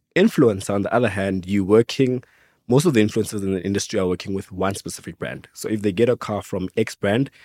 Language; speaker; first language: English; non-native, local second language; Venda